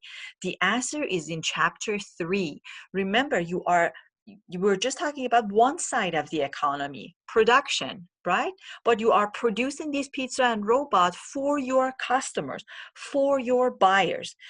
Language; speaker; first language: English; non-native, fluent; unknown